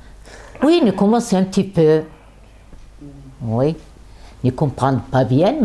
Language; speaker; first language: French; non-native, learner; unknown